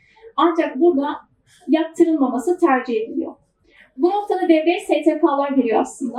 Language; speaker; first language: Turkish; native; Turkish